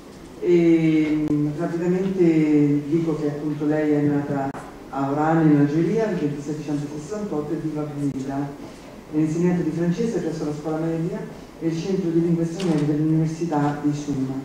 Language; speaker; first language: Italian; native; Italian